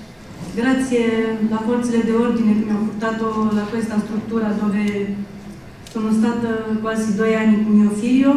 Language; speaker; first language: Italian; non-native, learner; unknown